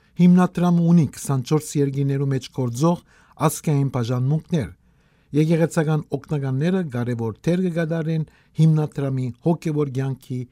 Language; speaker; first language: Armenian; early bilingual, heritage; Armenian